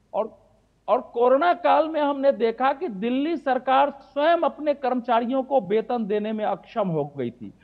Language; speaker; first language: Hindi; native; Hindi